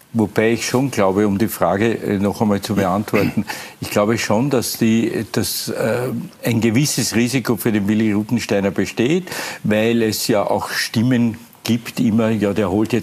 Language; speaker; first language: German; native; German